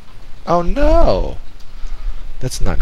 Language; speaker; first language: English; native; English